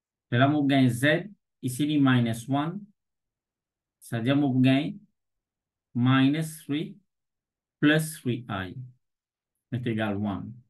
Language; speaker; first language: French; non-native, local second language; Morisyen